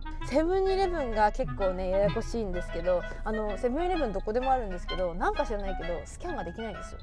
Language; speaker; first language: Japanese; native; Japanese